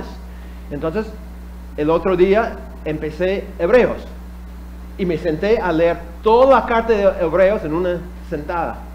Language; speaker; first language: Spanish; non-native, fluent; English